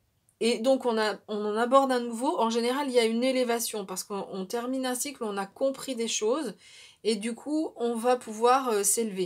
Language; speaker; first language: French; native; French